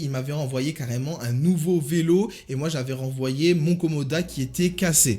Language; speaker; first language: French; native; French